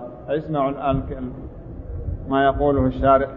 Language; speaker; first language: Arabic; native; Arabic